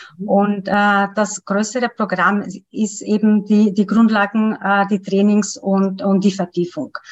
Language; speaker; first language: German; non-native, fluent; Macedonian